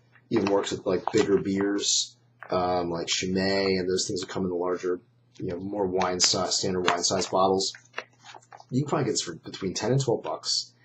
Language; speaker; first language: English; native; English